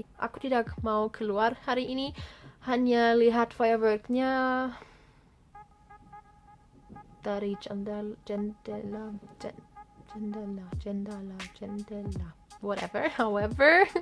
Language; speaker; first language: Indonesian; non-native, learner; Turkish